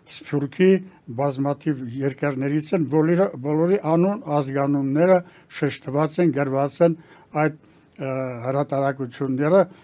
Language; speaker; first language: Armenian; native; Armenian